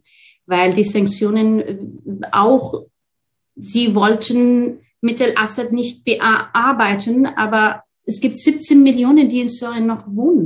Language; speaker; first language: German; non-native, fluent; Arabic